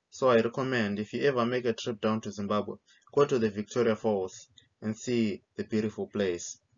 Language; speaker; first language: English; non-native, local second language; Shona